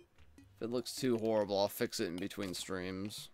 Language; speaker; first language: English; native; English